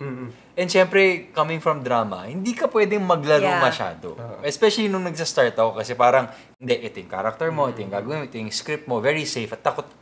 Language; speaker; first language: Filipino; native; Filipino